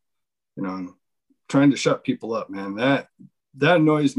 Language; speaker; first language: English; native; English